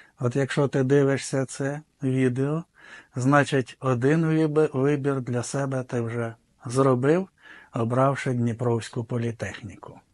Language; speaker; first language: Ukrainian; native; Ukrainian